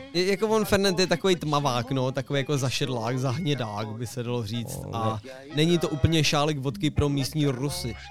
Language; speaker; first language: Czech; native; Czech